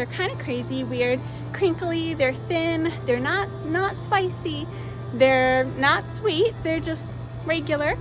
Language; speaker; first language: English; native; English